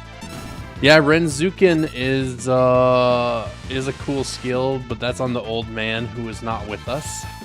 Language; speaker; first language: English; native; English